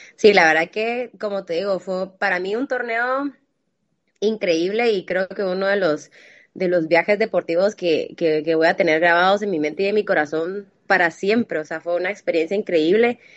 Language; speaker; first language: Spanish; native; Spanish